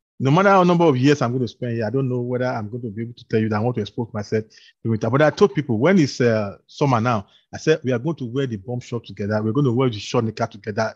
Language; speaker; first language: English; non-native, local second language; Yoruba